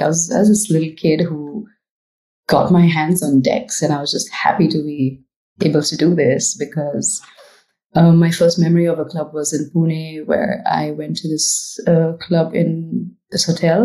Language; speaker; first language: English; non-native, local second language; Marathi